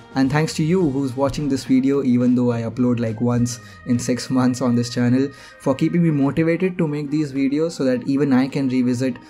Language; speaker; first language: English; non-native, local second language; Hindi